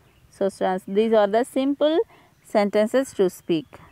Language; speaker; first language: English; non-native, local second language; Tamil